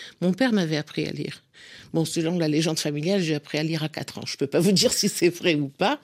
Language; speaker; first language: French; non-native, local second language; Arabic